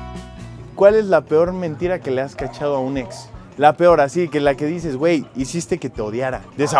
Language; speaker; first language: Spanish; native; Spanish